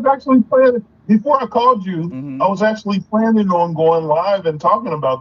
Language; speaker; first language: English; native; English